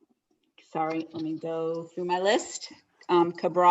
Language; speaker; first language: English; native; English